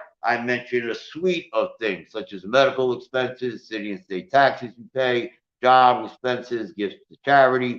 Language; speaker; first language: English; native; English